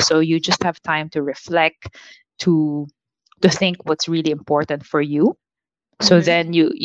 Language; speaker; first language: English; non-native, local second language; Filipino